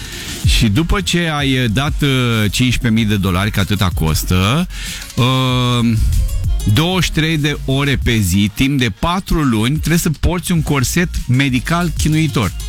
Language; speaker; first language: Romanian; native; Romanian